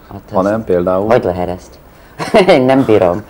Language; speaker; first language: Hungarian; non-native, fluent; English